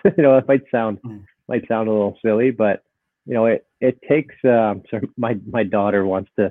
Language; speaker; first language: English; native; English